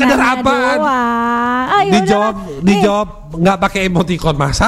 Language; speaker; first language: Indonesian; native; Indonesian